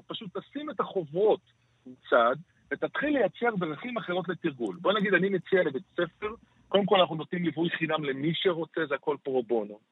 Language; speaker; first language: Hebrew; native; Hebrew